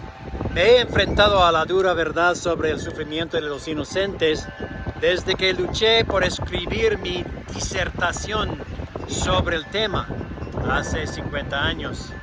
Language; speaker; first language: Spanish; non-native, fluent; English